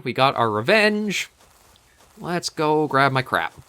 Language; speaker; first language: English; native; English